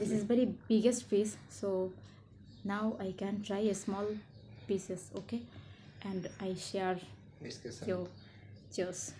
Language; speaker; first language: English; non-native, learner; Bangla